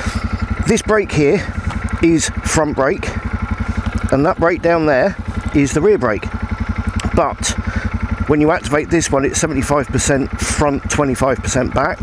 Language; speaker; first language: English; native; English